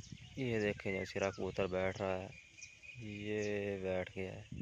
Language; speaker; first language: Hindi; non-native, local second language; Punjabi